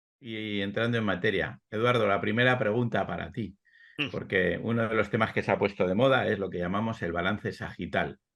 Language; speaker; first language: Spanish; native; Spanish